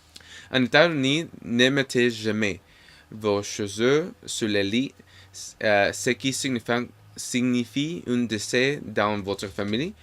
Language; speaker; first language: French; non-native, learner; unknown